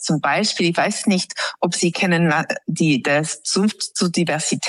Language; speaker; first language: German; non-native, fluent; English